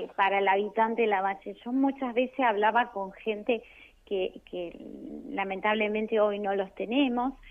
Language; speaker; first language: Spanish; native; Spanish